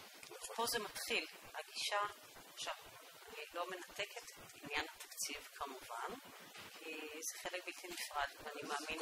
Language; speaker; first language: Hebrew; native; Hebrew